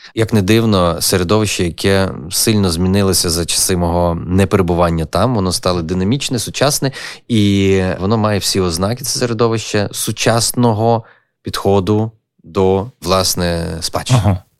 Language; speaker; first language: Ukrainian; native; Ukrainian